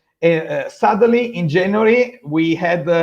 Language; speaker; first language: English; non-native, fluent; Italian